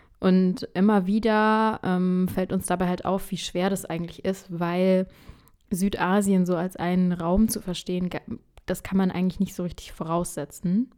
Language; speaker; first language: German; early bilingual, other home language; Urdu